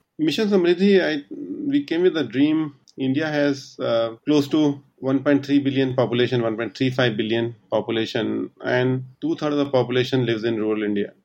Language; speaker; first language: English; non-native, local second language; Hindi